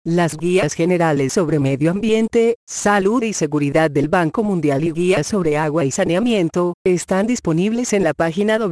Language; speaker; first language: Spanish; native; Spanish